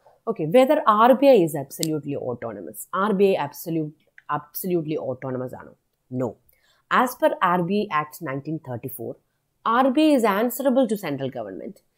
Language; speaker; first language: English; non-native, local second language; Malayalam